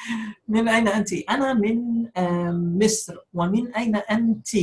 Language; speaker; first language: Arabic; non-native, fluent; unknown